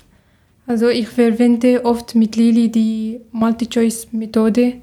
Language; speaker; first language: German; non-native, learner; Arabic